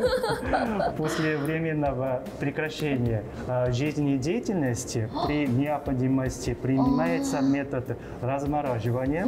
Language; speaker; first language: Russian; non-native, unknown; Korean